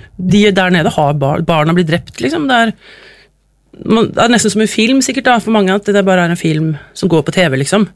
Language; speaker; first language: Norwegian; native; Norwegian